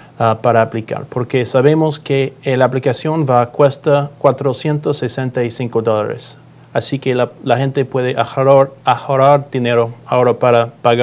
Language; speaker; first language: Spanish; non-native, learner; English